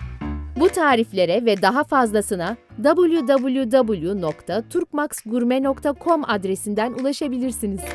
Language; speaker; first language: Turkish; native; Turkish